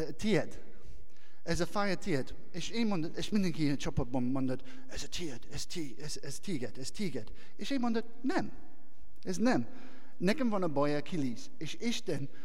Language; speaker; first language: Hungarian; non-native, learner; English